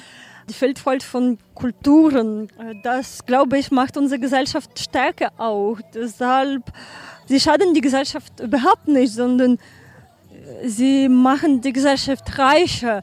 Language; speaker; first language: German; non-native, learner; Ukrainian